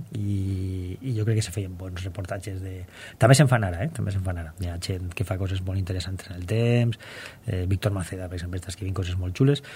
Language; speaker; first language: Catalan; non-native, local second language; Spanish